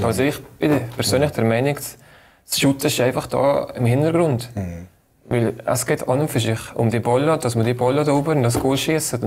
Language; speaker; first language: German; native; German